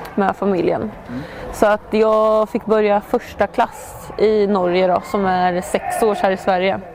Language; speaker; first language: Swedish; native; Swedish